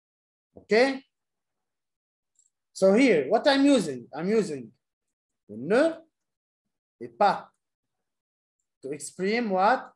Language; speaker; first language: English; non-native, fluent; Arabic